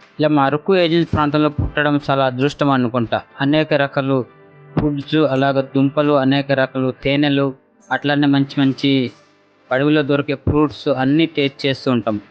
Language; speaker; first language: Telugu; non-native, local second language; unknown